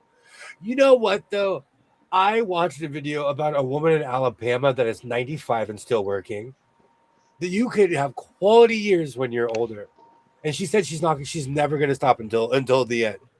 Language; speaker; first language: English; native; English